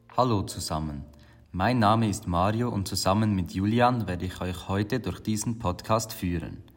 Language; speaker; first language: German; native; German